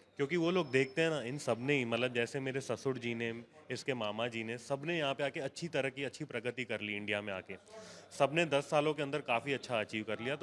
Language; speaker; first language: Hindi; non-native, local second language; Gujarati